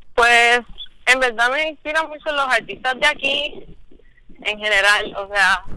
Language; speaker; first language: Spanish; native; Spanish